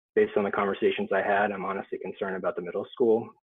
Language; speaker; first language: English; native; English